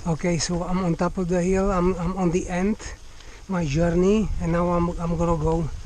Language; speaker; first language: English; non-native, fluent; Czech